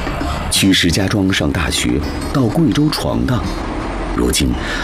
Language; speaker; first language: Chinese; native; Chinese